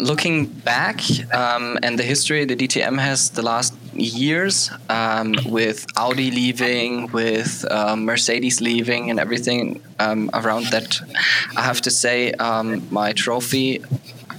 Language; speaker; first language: English; non-native, fluent; German